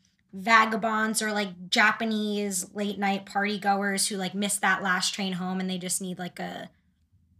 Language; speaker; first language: English; native; English